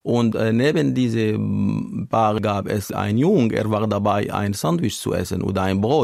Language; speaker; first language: German; non-native, fluent; Arabic